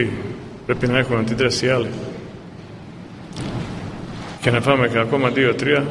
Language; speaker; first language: Greek; non-native, fluent; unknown